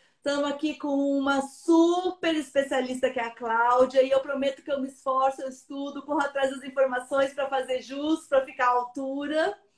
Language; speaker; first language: Portuguese; native; Portuguese